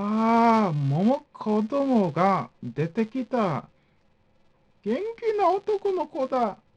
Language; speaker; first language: Japanese; non-native, fluent; English